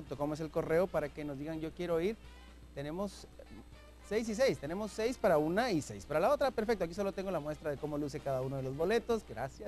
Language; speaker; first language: Spanish; native; Spanish